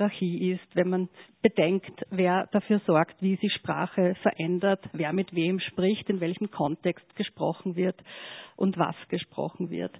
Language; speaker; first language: German; native; German